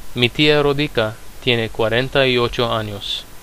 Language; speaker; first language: Spanish; non-native, fluent; Romanian